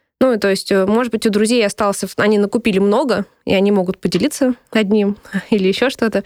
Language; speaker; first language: Russian; native; Russian